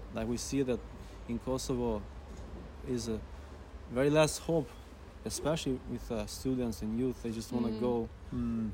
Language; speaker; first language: English; non-native, fluent; Albanian